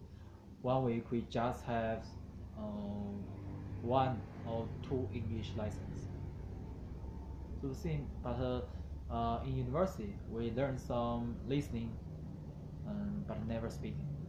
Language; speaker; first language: English; non-native, learner; Chinese